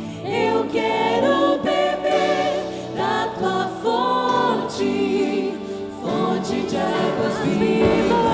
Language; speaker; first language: Portuguese; native; Portuguese